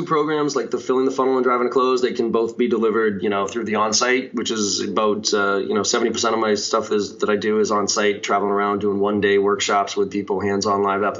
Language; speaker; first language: English; native; English